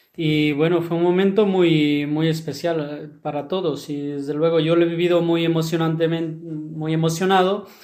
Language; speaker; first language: Spanish; native; Spanish